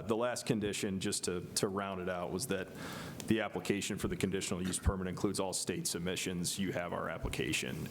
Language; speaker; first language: English; native; English